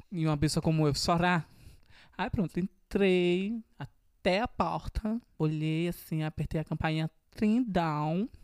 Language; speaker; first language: Portuguese; native; Portuguese